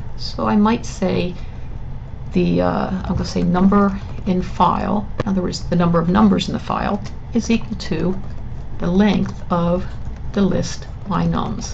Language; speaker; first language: English; native; English